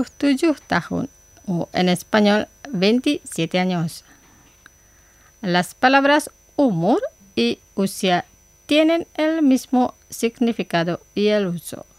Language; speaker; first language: Spanish; non-native, fluent; Indonesian